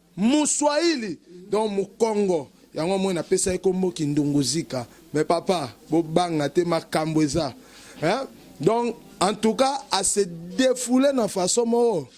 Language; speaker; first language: Lingala; native; Lingala